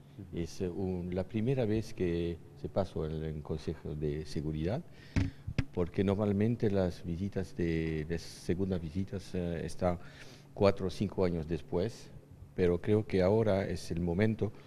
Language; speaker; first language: Spanish; non-native, fluent; French